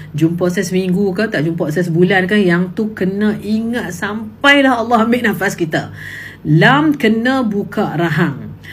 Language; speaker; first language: Malay; native; Malay